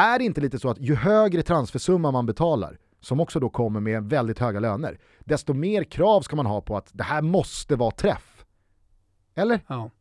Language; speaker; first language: Swedish; native; Swedish